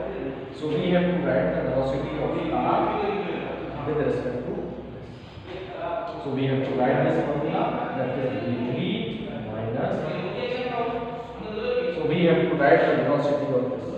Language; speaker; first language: English; non-native, local second language; Hindi